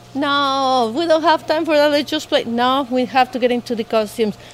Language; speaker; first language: English; non-native, fluent; Spanish